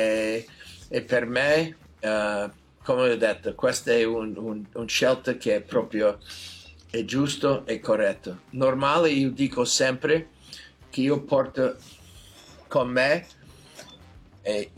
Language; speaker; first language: Italian; non-native, fluent; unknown